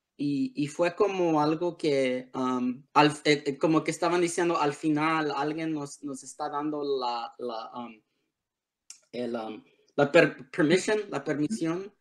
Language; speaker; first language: Spanish; early bilingual, heritage; Spanish